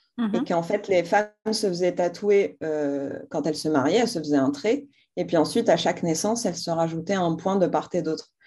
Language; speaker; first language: French; non-native, local second language; Arabic